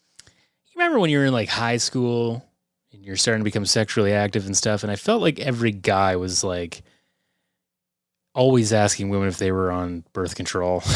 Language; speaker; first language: English; native; English